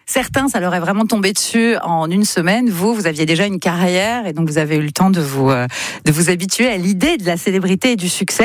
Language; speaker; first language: French; native; French